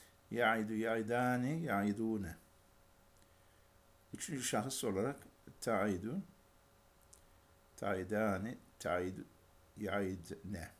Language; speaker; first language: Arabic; non-native, fluent; Turkish